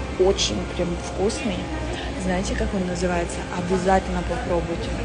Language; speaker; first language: Russian; native; Russian